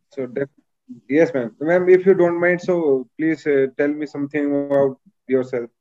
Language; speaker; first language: English; non-native, local second language; Hindi